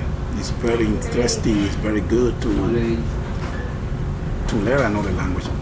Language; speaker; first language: English; non-native, learner; Spanish